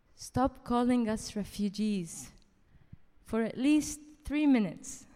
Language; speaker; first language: English; early bilingual, heritage; Arabic